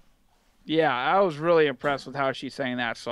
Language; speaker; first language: English; native; English